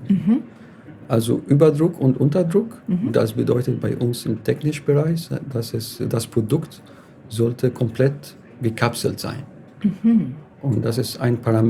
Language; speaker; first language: German; non-native, fluent; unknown